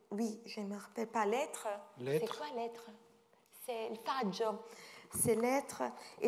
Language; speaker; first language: French; non-native, fluent; Italian